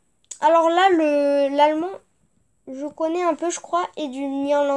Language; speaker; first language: French; native; French